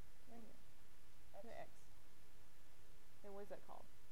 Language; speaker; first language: English; native; English